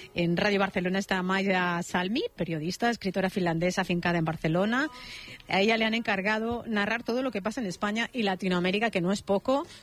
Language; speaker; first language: Spanish; native; Spanish